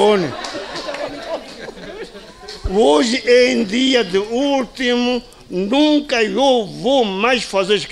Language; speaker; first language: Portuguese; non-native, local second language; Shona